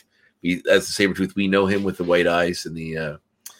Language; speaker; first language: English; native; English